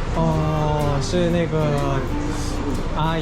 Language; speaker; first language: Chinese; non-native, fluent; Korean